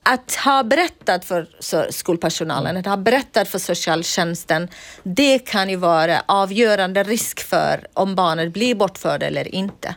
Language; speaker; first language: Swedish; non-native, fluent; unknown